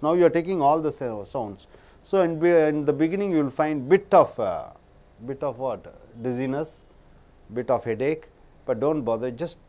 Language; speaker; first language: English; non-native, local second language; Tamil